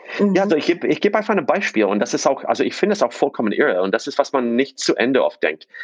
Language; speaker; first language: German; non-native, fluent; English